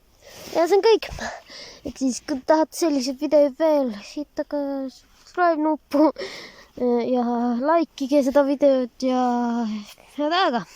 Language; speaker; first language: Estonian; early bilingual, heritage; Estonian